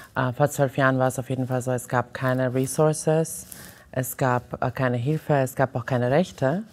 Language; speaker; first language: German; non-native, fluent; Serbian